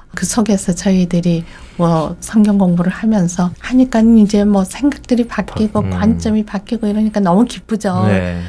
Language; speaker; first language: Korean; native; Korean